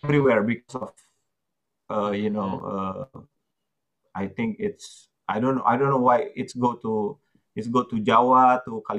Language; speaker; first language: English; non-native, fluent; Indonesian